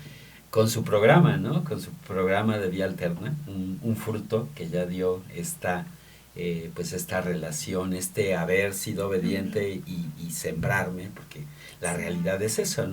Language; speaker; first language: Spanish; native; Spanish